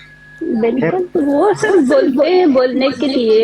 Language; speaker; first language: Hindi; native; Hindi